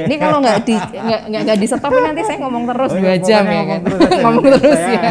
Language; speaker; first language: Indonesian; native; Indonesian